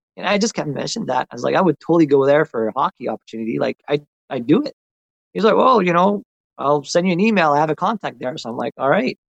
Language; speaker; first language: English; non-native, local second language; French